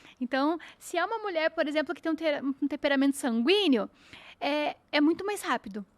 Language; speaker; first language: Portuguese; native; Portuguese